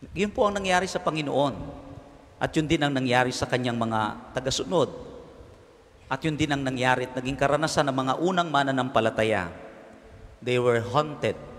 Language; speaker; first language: Filipino; native; Filipino